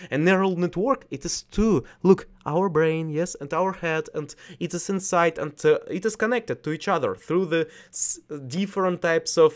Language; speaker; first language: English; non-native, learner; Russian